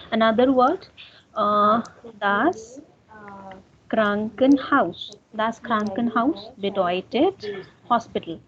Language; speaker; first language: German; non-native, learner; Hindi